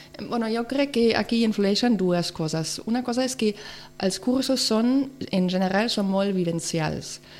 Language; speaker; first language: Catalan; non-native, local second language; Spanish